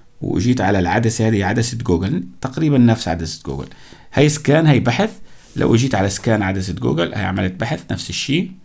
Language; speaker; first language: Arabic; native; Arabic